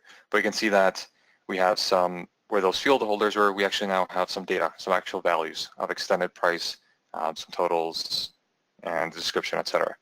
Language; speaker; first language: English; native; English